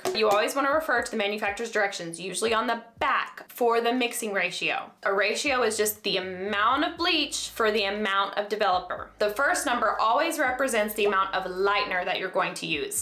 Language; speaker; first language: English; native; English